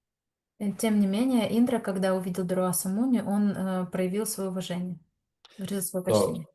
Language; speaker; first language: Russian; native; Russian